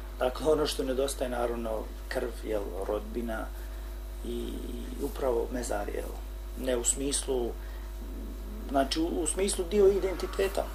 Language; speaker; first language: Croatian; non-native, fluent; Albanian